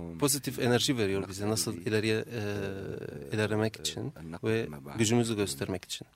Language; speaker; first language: Turkish; non-native, fluent; Arabic